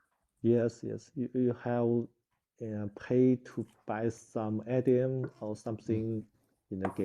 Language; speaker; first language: English; non-native, learner; Chinese